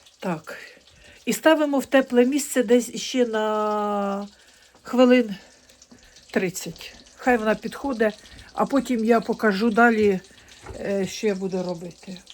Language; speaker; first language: Ukrainian; non-native, local second language; Russian